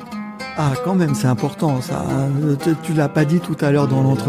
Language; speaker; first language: French; native; French